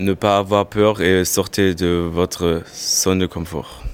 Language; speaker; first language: French; non-native, fluent; German